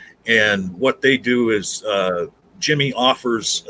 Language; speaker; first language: English; native; English